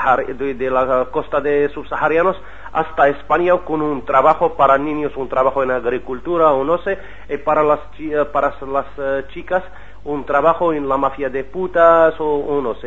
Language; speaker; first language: Spanish; non-native, learner; Arabic